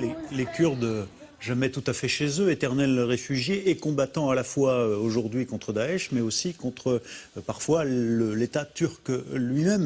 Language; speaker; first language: French; native; French